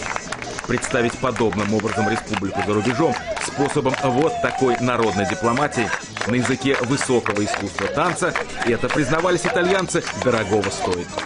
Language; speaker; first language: Russian; native; Russian